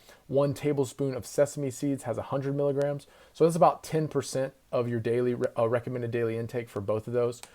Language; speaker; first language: English; native; English